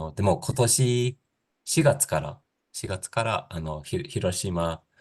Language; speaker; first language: Japanese; non-native, learner; English